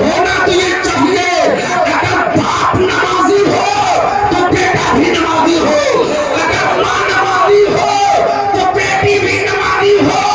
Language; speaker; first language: Hindi; native; Hindi